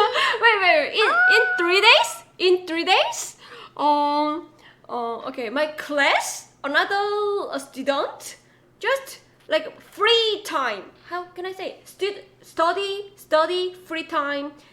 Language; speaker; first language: English; non-native, learner; Korean